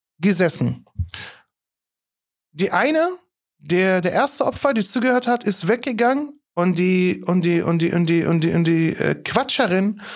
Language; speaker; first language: German; non-native, fluent; Arabic